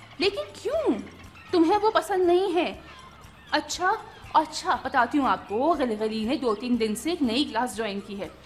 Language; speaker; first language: Urdu; native; Urdu